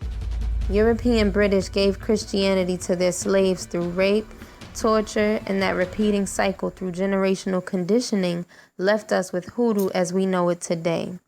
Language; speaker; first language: English; native; English